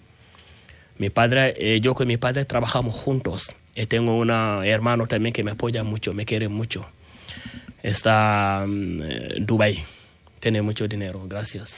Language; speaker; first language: Spanish; non-native, learner; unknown